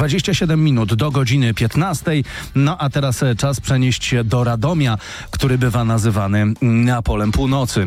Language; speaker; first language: Polish; native; Polish